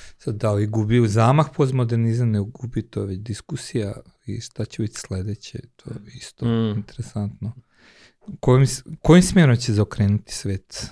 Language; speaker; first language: Serbian; non-native, local second language; Hungarian